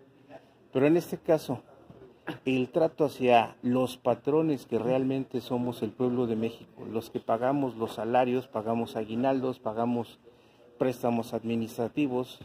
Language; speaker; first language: Spanish; native; Spanish